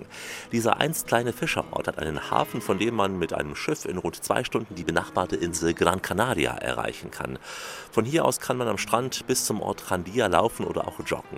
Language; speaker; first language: German; native; German